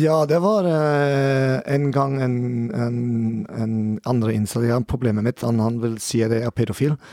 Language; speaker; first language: Norwegian; non-native, learner; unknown